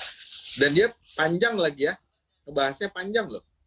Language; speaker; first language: Indonesian; native; Indonesian